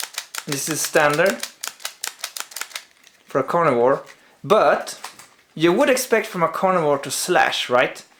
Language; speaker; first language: English; non-native, fluent; Swedish